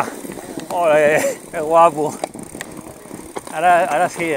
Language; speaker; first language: Spanish; non-native, local second language; Catalan